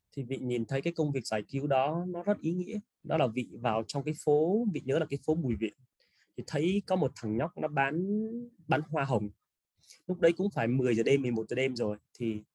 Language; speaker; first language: Vietnamese; native; Vietnamese